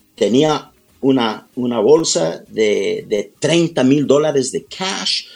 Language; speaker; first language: Spanish; early bilingual, heritage; Spanish